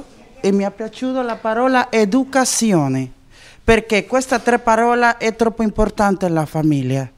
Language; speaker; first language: Italian; non-native, learner; Spanish